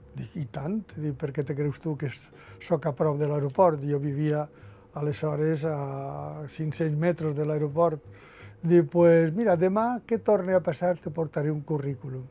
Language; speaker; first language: Catalan; native; Catalan